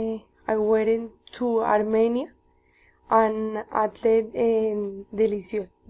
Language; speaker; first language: English; non-native, learner; Spanish